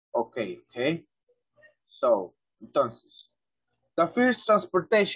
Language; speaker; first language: English; non-native, learner; Spanish